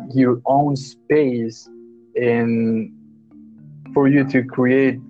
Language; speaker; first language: English; non-native, fluent; Spanish